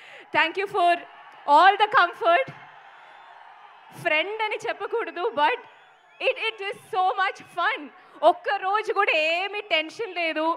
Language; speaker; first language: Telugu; non-native, fluent; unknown